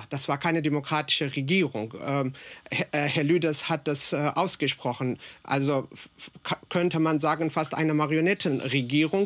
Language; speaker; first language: German; non-native, fluent; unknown